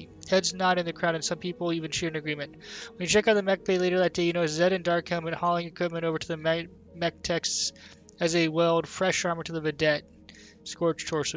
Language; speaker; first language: English; native; English